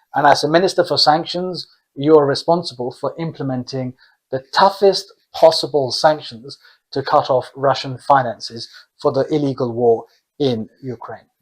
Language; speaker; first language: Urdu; early bilingual, heritage; Urdu